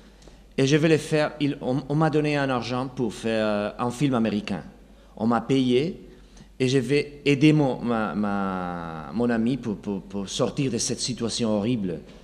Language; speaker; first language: French; non-native, learner; Spanish